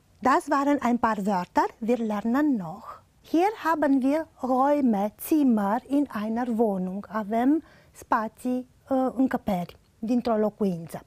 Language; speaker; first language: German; non-native, fluent; Romanian